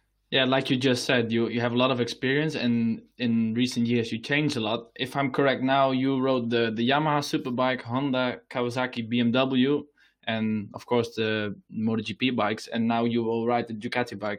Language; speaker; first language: English; non-native, fluent; Dutch